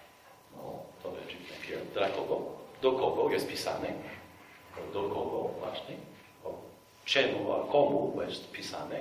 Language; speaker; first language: Polish; non-native, fluent; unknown